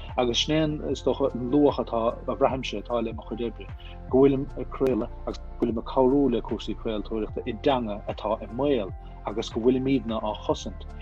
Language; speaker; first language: Irish; native; Irish